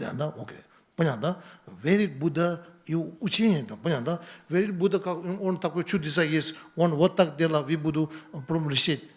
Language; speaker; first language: Russian; non-native, learner; Tibetan